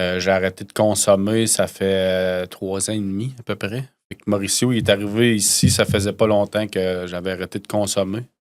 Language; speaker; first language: French; native; French